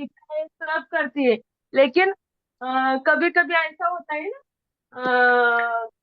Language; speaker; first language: Hindi; non-native, local second language; Marathi